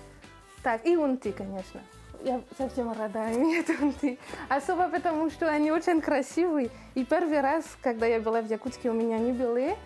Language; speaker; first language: Russian; non-native, learner; French